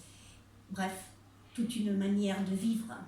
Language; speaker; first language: French; non-native, fluent; Spanish